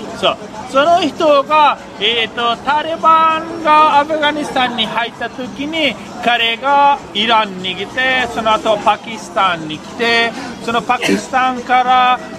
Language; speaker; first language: Japanese; non-native, fluent; Persian